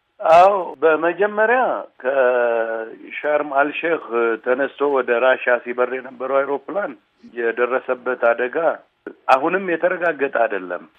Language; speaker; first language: Amharic; non-native, local second language; Tigrinya